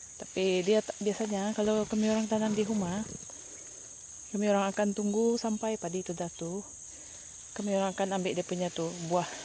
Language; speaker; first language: Malay; non-native, local second language; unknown